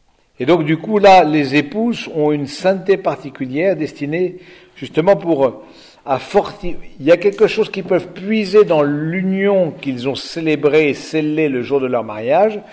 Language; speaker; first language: French; native; French